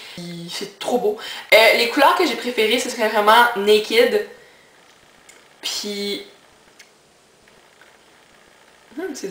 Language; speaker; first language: French; native; French